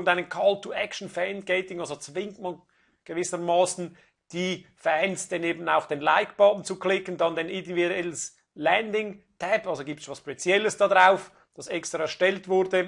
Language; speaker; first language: German; native; German